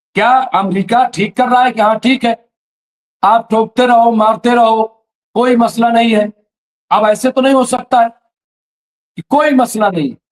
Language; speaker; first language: Urdu; native; Urdu